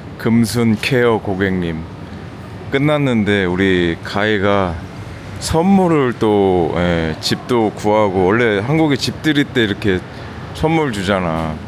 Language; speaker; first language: Korean; native; Korean